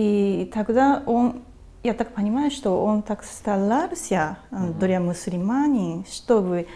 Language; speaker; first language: Russian; non-native, fluent; Japanese